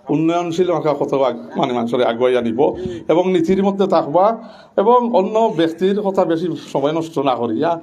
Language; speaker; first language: Bangla; native; Bangla